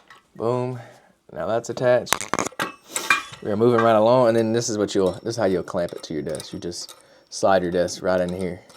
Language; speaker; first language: English; native; English